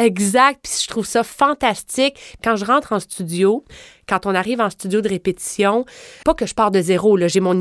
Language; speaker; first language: French; native; French